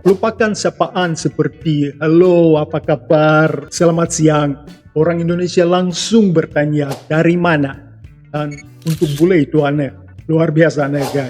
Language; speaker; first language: Indonesian; non-native, fluent; Russian